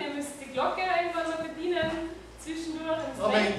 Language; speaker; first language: German; native; German